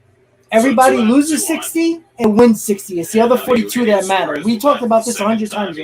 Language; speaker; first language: English; native; English